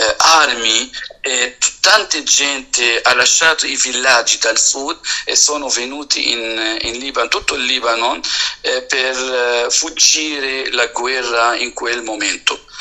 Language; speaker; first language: Italian; non-native, fluent; Arabic